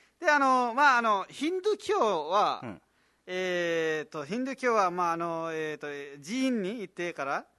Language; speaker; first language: Japanese; non-native, fluent; Nepali